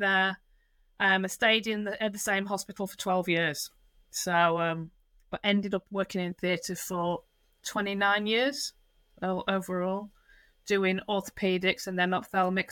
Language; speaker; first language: English; native; English